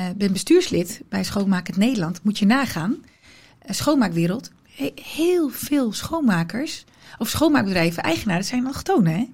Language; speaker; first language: Dutch; early bilingual, other home language; Riffian